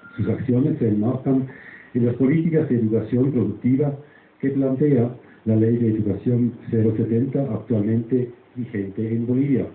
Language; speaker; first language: Spanish; non-native, fluent; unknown